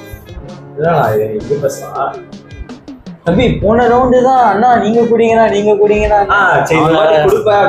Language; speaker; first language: Tamil; native; Tamil